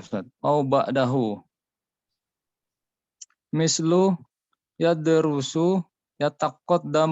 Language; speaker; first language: Arabic; non-native, learner; Indonesian